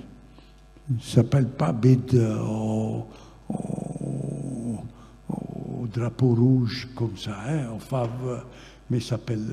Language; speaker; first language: French; non-native, fluent; Italian